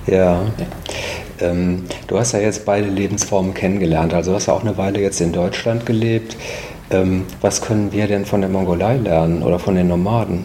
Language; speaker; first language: German; native; German